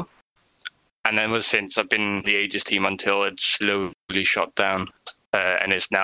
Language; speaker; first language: English; non-native, fluent; Danish